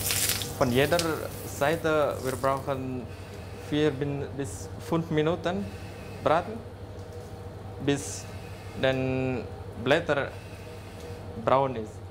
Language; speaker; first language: German; non-native, learner; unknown